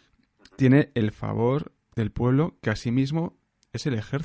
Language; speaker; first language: Spanish; native; Spanish